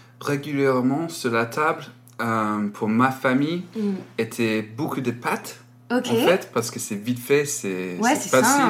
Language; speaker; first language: French; non-native, learner; English